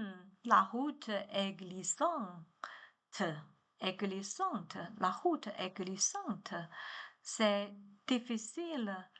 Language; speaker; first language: French; non-native, learner; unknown